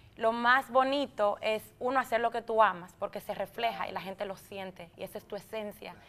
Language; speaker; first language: Spanish; native; Spanish